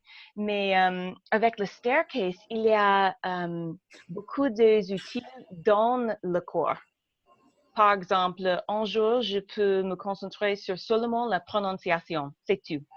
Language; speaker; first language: French; non-native, learner; English